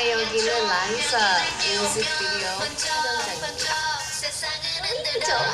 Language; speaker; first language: Korean; non-native, fluent; Thai